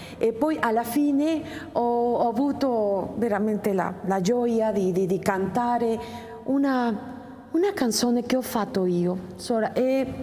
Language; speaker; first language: Italian; non-native, fluent; Spanish